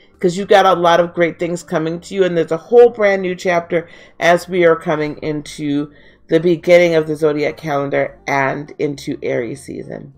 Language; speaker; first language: English; native; English